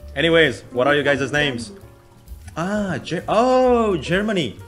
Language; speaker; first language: English; non-native, fluent; Indonesian